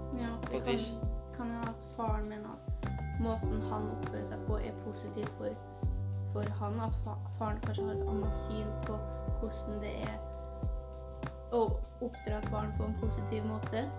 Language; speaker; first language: Norwegian; native; Norwegian